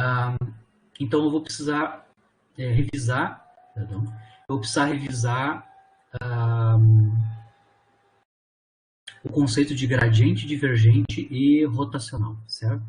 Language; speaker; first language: Portuguese; native; Portuguese